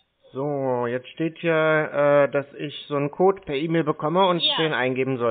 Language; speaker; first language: German; native; German